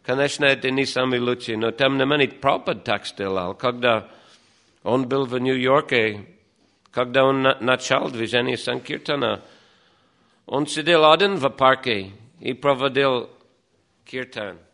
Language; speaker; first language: Russian; non-native, fluent; English